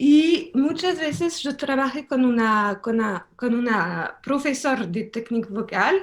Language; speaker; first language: Spanish; non-native, learner; French